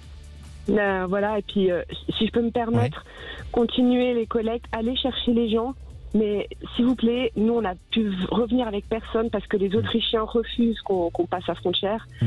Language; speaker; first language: French; native; French